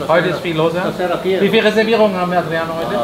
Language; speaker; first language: German; native; German